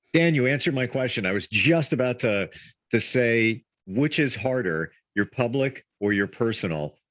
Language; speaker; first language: English; native; English